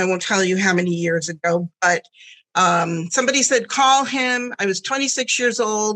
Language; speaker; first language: English; early bilingual, other home language; German